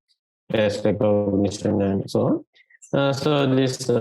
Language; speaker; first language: English; non-native, local second language; Sinhala